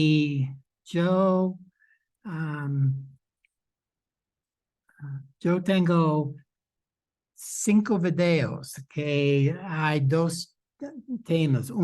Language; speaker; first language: Spanish; non-native, fluent; English